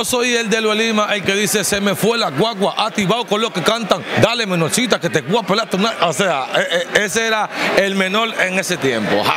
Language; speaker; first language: Spanish; native; Spanish